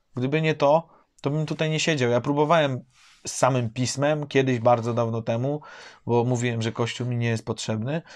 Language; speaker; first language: Polish; native; Polish